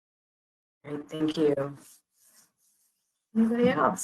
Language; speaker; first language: English; native; English